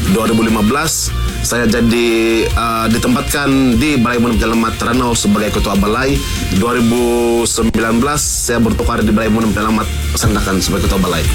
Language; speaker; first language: Malay; non-native, local second language; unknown